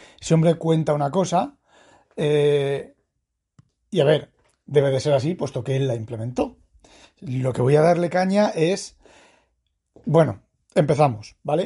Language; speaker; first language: Spanish; native; Spanish